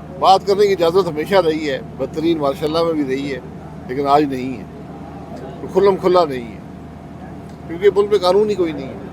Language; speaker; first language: Urdu; native; Urdu